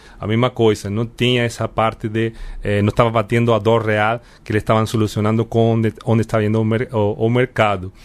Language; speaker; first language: Portuguese; non-native, fluent; Spanish